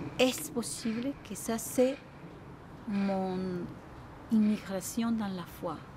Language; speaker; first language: French; non-native, fluent; Spanish